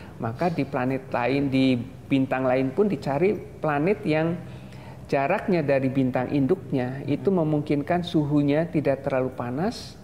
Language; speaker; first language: Indonesian; native; Indonesian